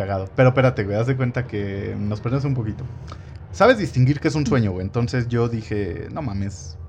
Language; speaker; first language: Spanish; native; Spanish